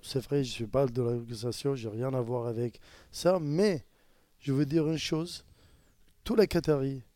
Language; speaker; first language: French; non-native, learner; Arabic